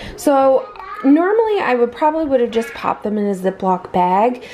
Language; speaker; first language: English; native; English